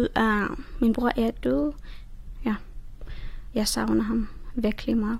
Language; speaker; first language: Danish; non-native, learner; Persian